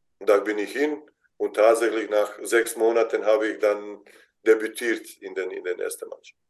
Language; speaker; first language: German; non-native, fluent; Bosnian